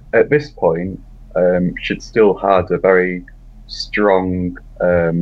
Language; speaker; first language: English; native; English